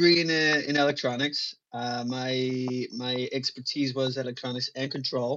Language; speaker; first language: English; non-native, fluent; Spanish